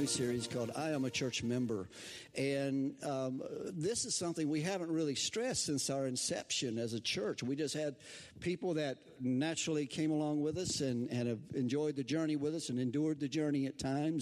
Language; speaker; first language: English; native; English